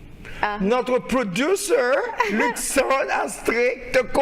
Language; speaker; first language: French; non-native, local second language; Haitian Creole